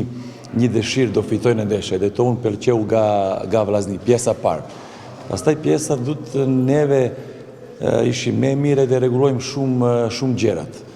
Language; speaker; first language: Albanian; non-native, learner; Serbian